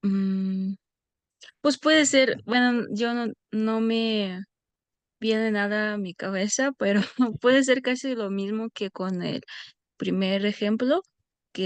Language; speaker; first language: Spanish; non-native, fluent; Russian